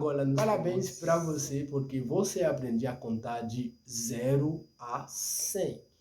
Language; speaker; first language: Portuguese; non-native, fluent; Haitian Creole